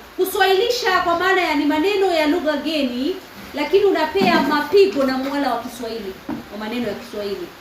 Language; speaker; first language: Swahili; non-native, local second language; Kamba